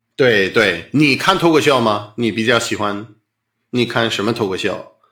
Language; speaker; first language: Chinese; non-native, fluent; English